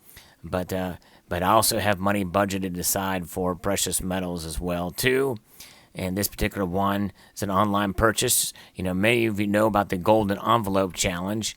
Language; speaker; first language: English; native; English